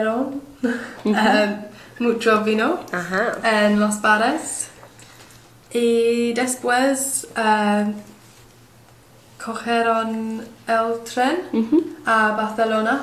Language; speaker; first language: Spanish; non-native, learner; English